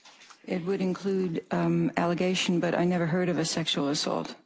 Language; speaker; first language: English; native; English